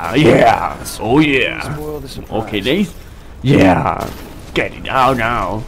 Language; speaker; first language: English; non-native, learner; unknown